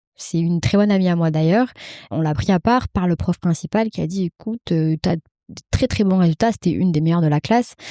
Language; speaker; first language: French; early bilingual, other home language; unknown